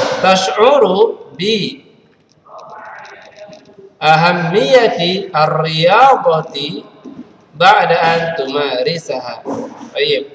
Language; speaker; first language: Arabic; non-native, fluent; Indonesian